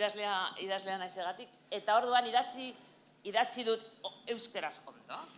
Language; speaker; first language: Basque; non-native, local second language; Spanish